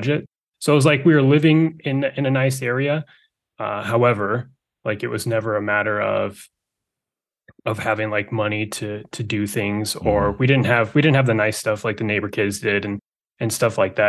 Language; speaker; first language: English; native; English